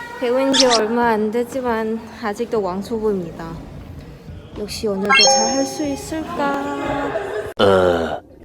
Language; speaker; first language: Korean; non-native, learner; Malay